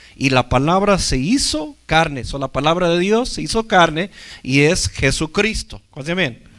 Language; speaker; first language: Spanish; non-native, fluent; English